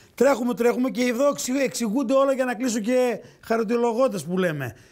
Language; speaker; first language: Greek; native; Greek